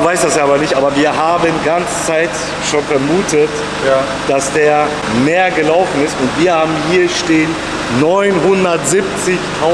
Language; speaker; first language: German; native; German